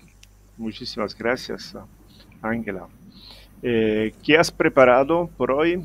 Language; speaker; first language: Spanish; non-native, fluent; Italian